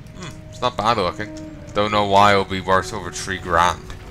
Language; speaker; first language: English; native; English